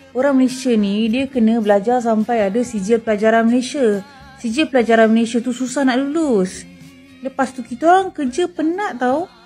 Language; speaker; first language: Malay; native; Malay